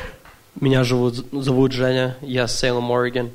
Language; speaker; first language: Russian; early bilingual, heritage; Russian